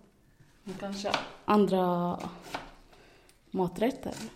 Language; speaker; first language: Swedish; non-native, fluent; Arabic